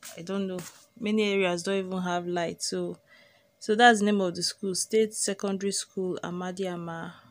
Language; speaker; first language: English; non-native, local second language; Igbo